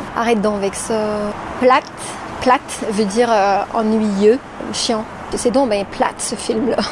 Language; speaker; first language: French; native; French